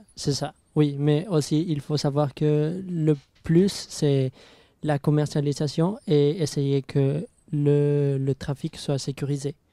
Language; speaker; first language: French; non-native, fluent; Spanish